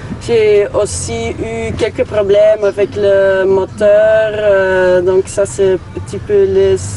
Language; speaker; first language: French; non-native, learner; Dutch